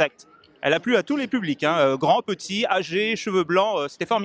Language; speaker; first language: French; native; French